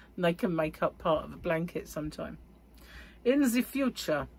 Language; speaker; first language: English; native; English